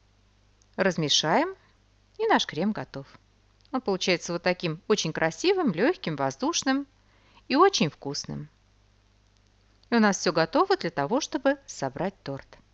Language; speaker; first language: Russian; native; Russian